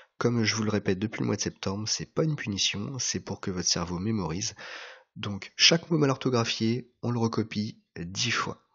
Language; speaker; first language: French; native; French